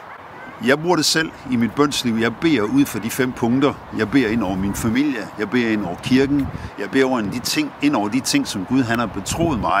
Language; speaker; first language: Danish; native; Danish